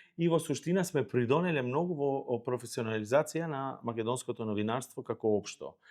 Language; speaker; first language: Macedonian; non-native, local second language; Albanian